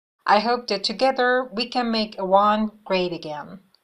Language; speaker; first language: English; non-native, fluent; Persian